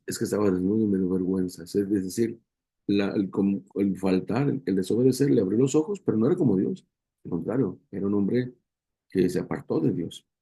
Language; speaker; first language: Spanish; native; Spanish